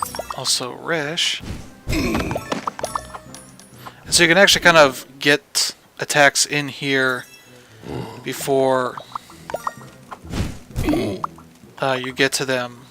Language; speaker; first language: English; native; English